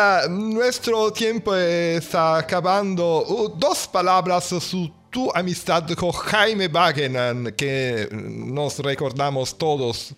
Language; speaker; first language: Spanish; non-native, learner; Italian